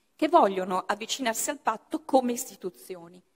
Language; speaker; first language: Italian; native; Italian